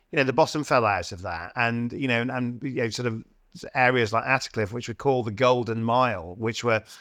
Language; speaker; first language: English; native; English